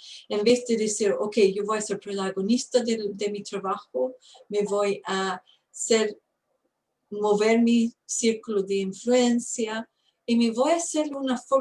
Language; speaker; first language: Spanish; non-native, fluent; English